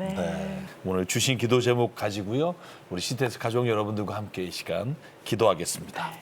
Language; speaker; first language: Korean; native; Korean